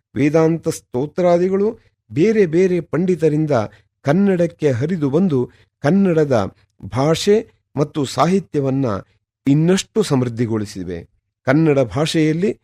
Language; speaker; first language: Kannada; native; Kannada